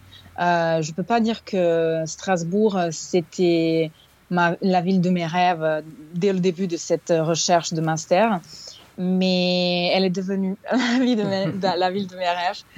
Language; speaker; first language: French; non-native, fluent; Serbian